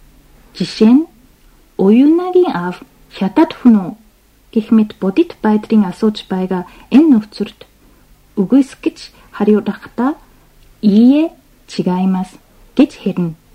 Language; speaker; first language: Mongolian; non-native, fluent; Japanese